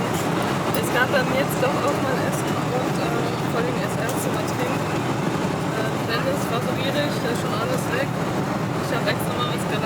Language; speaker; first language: German; native; German